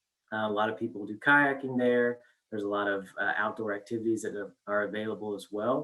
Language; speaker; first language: English; native; English